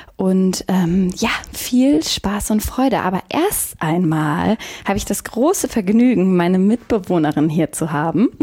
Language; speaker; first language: German; native; German